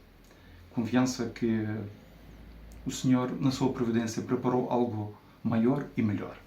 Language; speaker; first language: Portuguese; non-native, fluent; Ukrainian